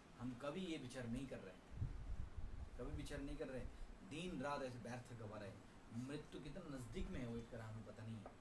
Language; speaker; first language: Hindi; non-native, local second language; Bangla